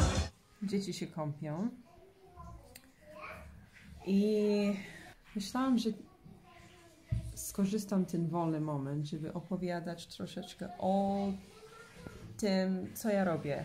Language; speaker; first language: Polish; non-native, fluent; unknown